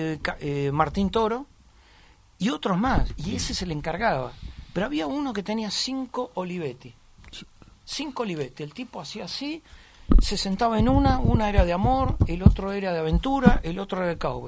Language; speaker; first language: Spanish; native; Spanish